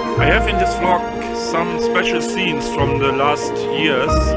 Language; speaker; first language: English; non-native, learner; German